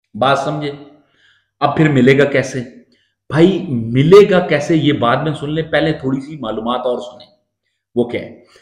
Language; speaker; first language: Urdu; non-native, local second language; Punjabi